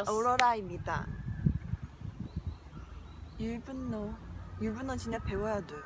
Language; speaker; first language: Korean; non-native, learner; Chinese